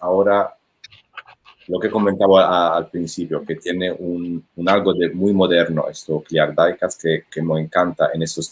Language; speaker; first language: Spanish; non-native, fluent; Italian